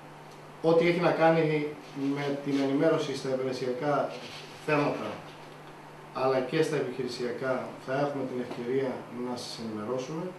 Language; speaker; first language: Greek; native; Greek